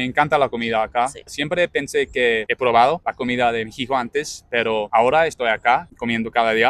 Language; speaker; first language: Spanish; non-native, learner; English